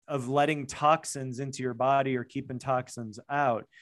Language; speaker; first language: English; native; English